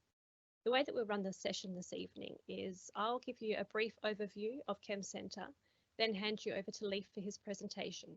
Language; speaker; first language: English; native; English